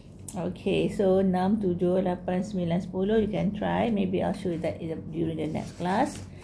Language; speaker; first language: English; non-native, local second language; Malay